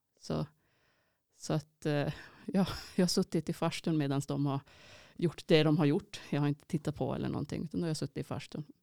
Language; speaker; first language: Swedish; native; Swedish